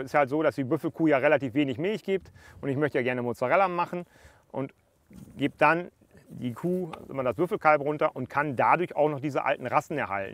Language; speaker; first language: German; native; German